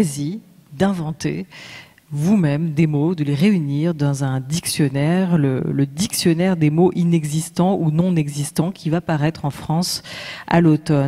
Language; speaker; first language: French; native; French